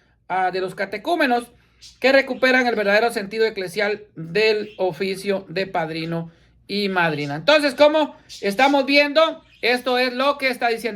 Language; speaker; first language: Spanish; native; Spanish